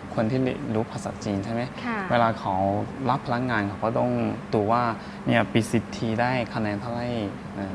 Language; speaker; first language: Thai; non-native, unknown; Chinese